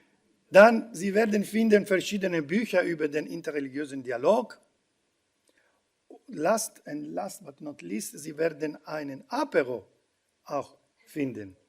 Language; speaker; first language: German; non-native, fluent; Italian